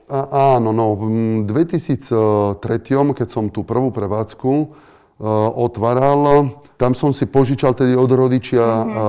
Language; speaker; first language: Slovak; non-native, fluent; Italian